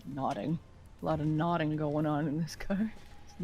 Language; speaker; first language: English; native; English